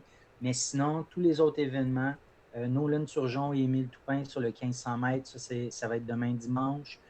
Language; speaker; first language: French; native; French